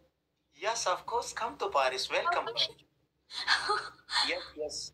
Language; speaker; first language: English; non-native, learner; Pashto